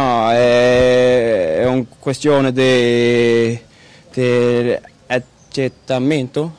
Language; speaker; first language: Italian; non-native, learner; Danish